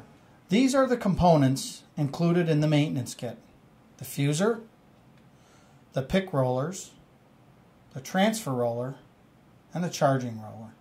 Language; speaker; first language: English; native; English